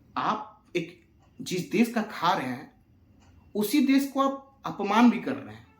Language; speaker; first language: Hindi; native; Hindi